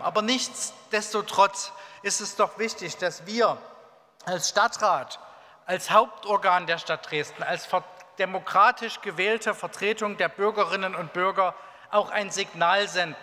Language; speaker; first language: German; native; German